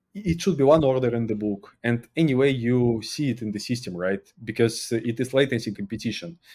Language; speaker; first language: English; non-native, fluent; Uzbek